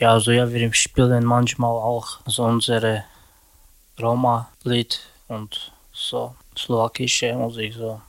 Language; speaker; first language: German; non-native, learner; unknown